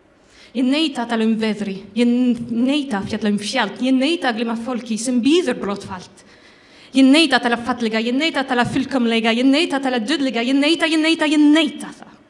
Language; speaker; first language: Icelandic; non-native, learner; French